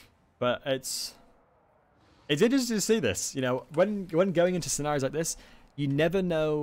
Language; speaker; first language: English; native; English